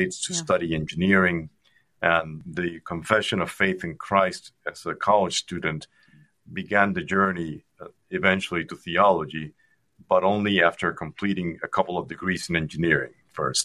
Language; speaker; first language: English; non-native, fluent; Spanish